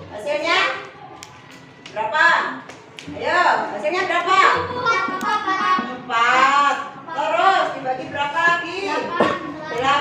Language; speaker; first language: Indonesian; native; Indonesian